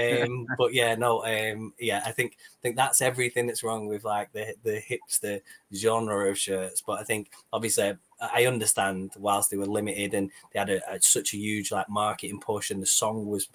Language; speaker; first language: English; native; English